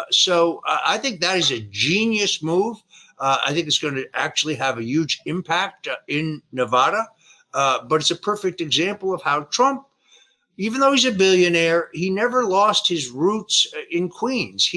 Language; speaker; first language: English; native; English